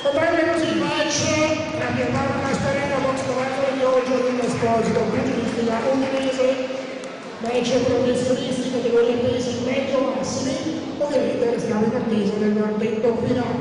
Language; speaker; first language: Italian; native; Italian